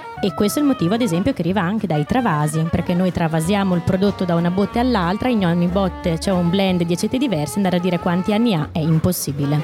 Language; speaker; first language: Italian; native; Italian